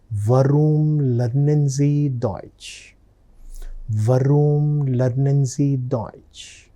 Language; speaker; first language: German; non-native, fluent; Telugu